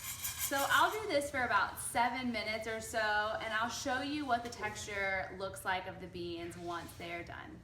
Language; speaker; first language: English; early bilingual, other home language; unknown